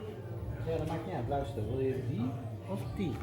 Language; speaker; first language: Dutch; native; Dutch